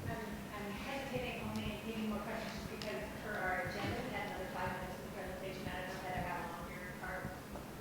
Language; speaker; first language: English; native; English